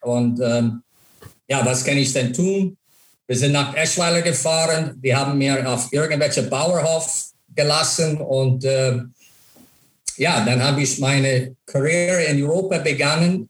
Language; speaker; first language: German; non-native, fluent; English